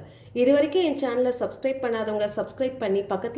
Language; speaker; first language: Tamil; native; Tamil